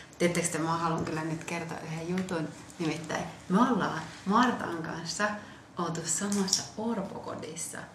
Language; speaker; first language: Finnish; early bilingual, other home language; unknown